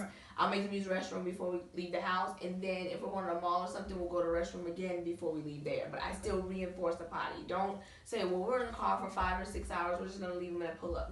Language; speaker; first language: English; native; English